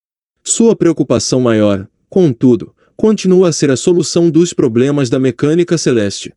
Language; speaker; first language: Portuguese; native; Portuguese